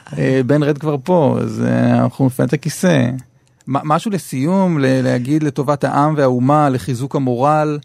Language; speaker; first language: Hebrew; native; Hebrew